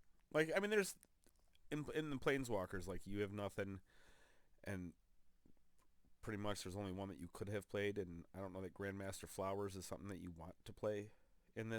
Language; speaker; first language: English; native; English